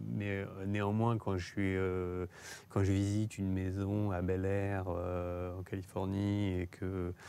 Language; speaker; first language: French; native; French